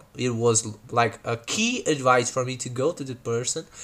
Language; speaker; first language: English; non-native, fluent; Portuguese